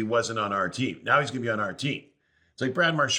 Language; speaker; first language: English; native; English